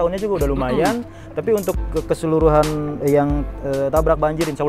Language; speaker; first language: Indonesian; native; Indonesian